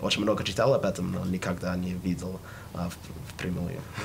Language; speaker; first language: Russian; non-native, fluent; English